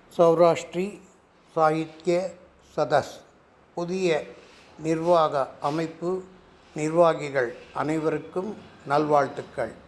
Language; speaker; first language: Tamil; non-native, local second language; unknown